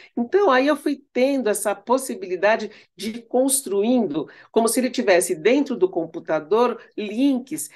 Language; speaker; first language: Portuguese; early bilingual, other home language; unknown